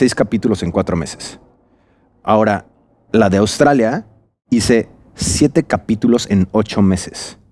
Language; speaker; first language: Spanish; native; Spanish